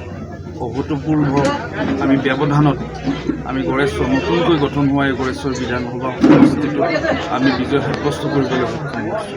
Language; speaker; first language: Assamese; native; Assamese